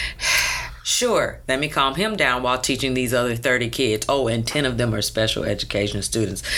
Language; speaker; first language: English; native; English